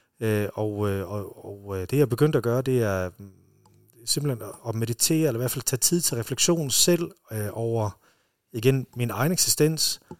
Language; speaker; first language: Danish; early bilingual, heritage; Danish